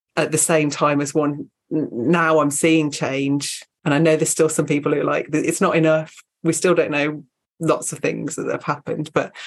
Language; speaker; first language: English; native; English